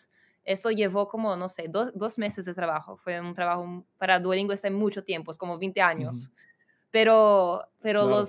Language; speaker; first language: Spanish; non-native, fluent; Portuguese